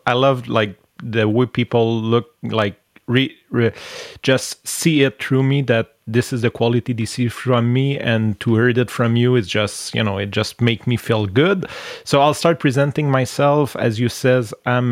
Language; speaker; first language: English; non-native, fluent; French